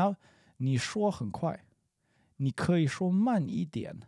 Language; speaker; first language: Chinese; non-native, learner; English